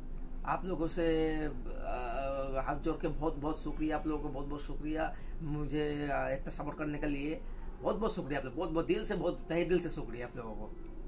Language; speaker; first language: Hindi; non-native, local second language; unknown